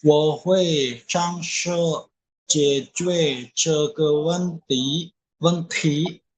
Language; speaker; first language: Chinese; non-native, learner; Indonesian